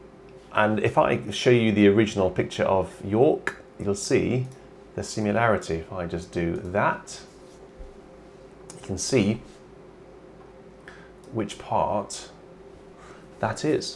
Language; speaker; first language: English; native; English